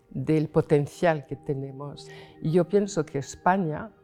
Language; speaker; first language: Spanish; non-native, fluent; French